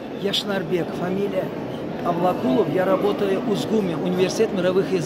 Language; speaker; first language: Russian; non-native, local second language; Uzbek